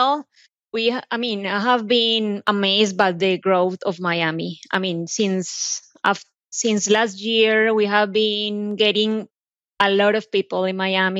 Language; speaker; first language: English; non-native, fluent; Spanish